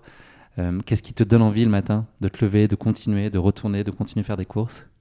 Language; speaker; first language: French; native; French